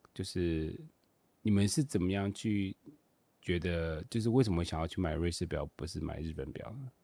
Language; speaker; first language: Chinese; native; Chinese